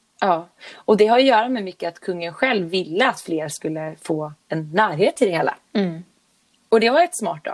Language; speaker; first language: Swedish; native; Swedish